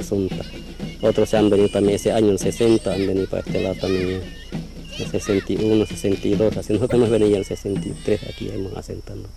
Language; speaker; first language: Spanish; native; Spanish